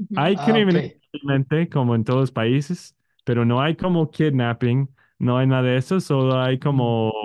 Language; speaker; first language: Spanish; non-native, fluent; English